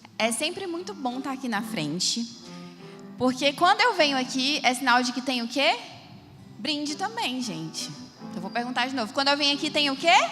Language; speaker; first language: Portuguese; native; Portuguese